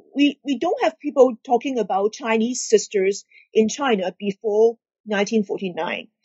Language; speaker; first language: English; non-native, local second language; Cantonese